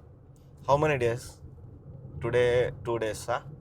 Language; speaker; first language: English; non-native, learner; Telugu